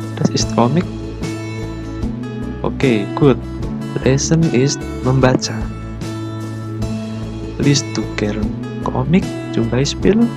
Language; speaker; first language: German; non-native, learner; Indonesian